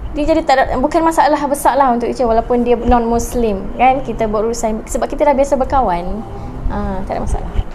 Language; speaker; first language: Malay; native; Malay